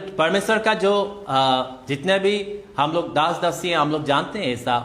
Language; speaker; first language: Hindi; non-native, local second language; Assamese